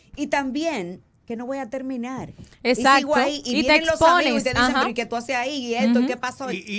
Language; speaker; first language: Spanish; native; Spanish